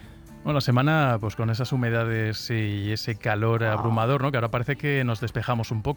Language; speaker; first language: Spanish; native; Spanish